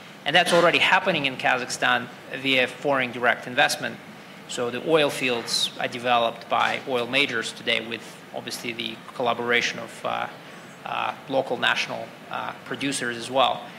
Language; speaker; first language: English; non-native, fluent; Russian